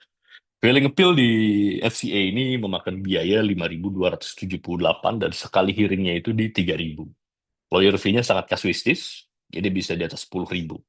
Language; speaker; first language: Indonesian; native; Indonesian